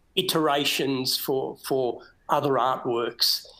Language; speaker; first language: English; native; English